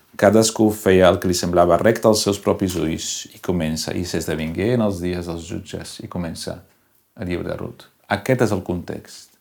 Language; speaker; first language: Catalan; non-native, local second language; Spanish